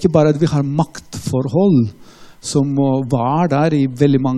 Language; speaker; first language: Norwegian; non-native, fluent; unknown